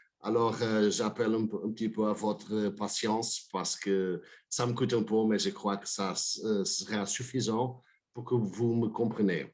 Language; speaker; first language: French; non-native, fluent; Portuguese